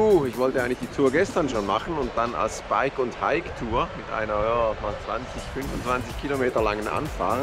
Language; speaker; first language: German; native; German